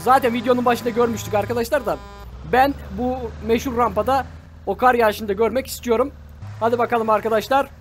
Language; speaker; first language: Turkish; native; Turkish